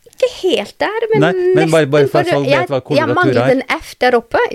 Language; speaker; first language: Norwegian; non-native, learner; Albanian